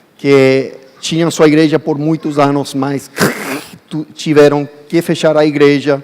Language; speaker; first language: Portuguese; non-native, fluent; English